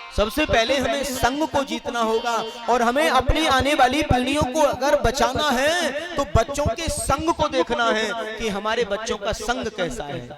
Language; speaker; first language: Hindi; native; Hindi